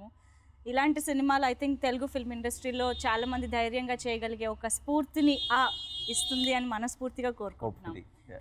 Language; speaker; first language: Telugu; native; Telugu